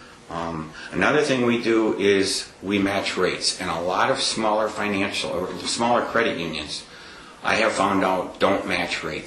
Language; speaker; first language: English; native; English